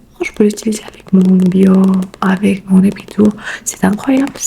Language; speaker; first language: French; non-native, learner; Spanish